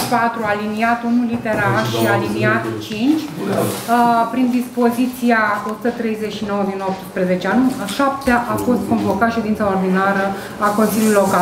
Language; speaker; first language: Romanian; native; Romanian